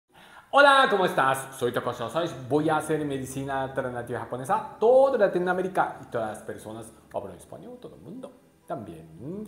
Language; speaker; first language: Spanish; non-native, learner; Japanese